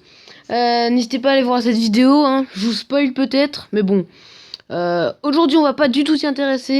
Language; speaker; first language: French; native; French